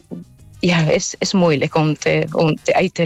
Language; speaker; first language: Dutch; non-native, local second language; Papiamento